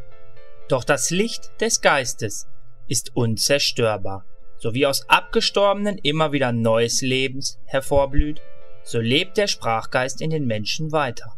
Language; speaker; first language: German; native; German